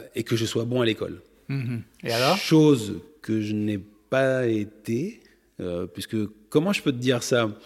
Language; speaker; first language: French; native; French